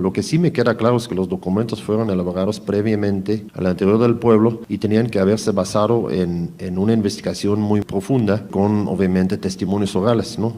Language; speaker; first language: Spanish; native; Spanish